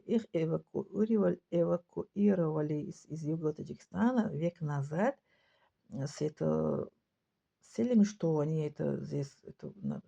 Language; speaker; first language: Russian; non-native, local second language; Tajik